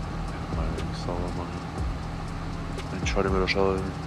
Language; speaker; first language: German; native; German